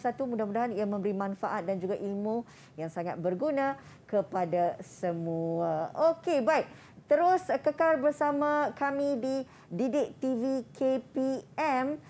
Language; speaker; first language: Malay; native; Malay